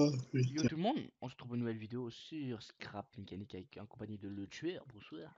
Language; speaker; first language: French; native; French